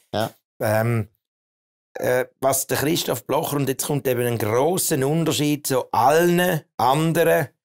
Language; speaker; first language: German; native; German